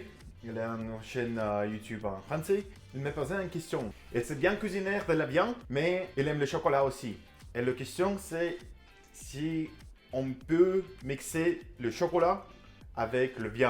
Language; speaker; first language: French; non-native, learner; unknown